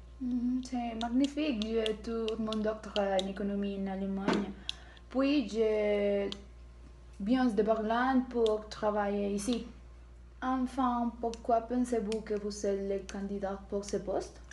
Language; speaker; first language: French; non-native, learner; Spanish